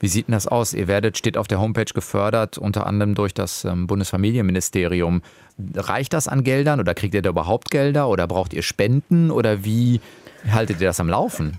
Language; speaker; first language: German; native; German